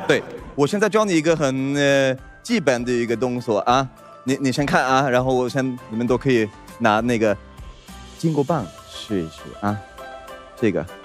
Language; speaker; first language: Chinese; non-native, fluent; Swedish